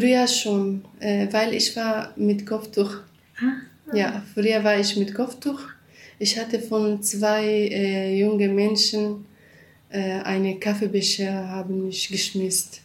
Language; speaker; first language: German; non-native, learner; Kurdish